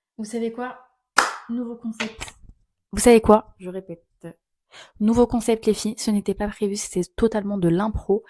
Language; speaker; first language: French; early bilingual, other home language; Arabic